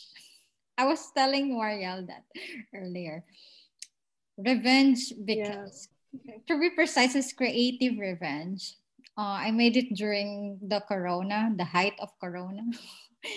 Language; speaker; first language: English; non-native, local second language; Filipino